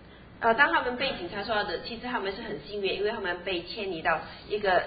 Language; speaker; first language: Chinese; native; Chinese